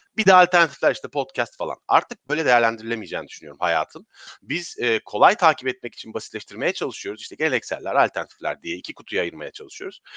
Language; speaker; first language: Turkish; native; Turkish